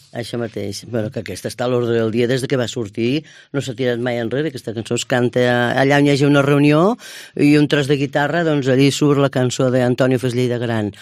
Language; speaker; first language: Catalan; native; Catalan